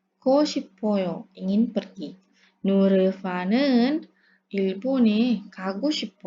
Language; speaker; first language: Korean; non-native, learner; Indonesian